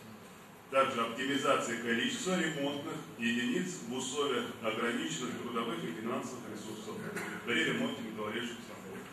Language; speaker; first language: Russian; native; Russian